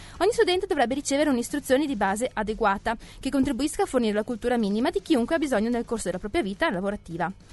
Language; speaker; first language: Italian; native; Italian